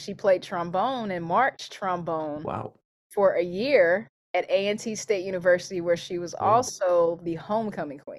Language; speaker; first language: English; native; English